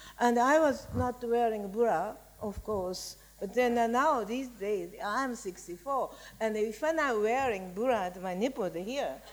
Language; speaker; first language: English; non-native, fluent; Japanese